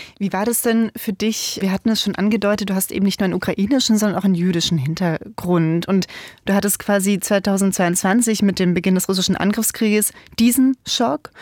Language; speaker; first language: German; native; German